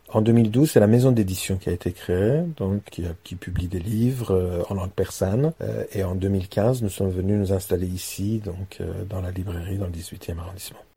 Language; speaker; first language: French; non-native, fluent; Persian